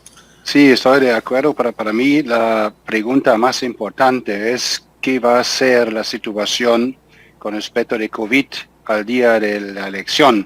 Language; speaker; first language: Spanish; non-native, fluent; German